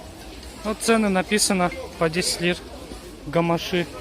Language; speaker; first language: Russian; non-native, local second language; Kyrgyz